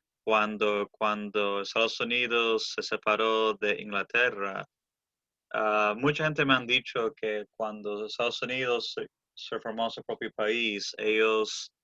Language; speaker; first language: Spanish; early bilingual, heritage; Spanish